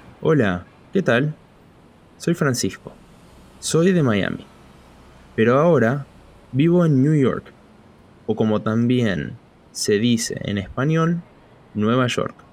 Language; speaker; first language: Spanish; early bilingual, heritage; Spanish